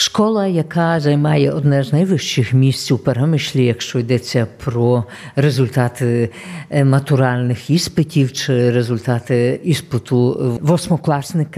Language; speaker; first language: Ukrainian; early bilingual, heritage; Ukrainian